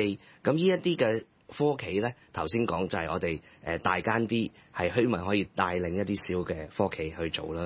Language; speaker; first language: Cantonese; native; Cantonese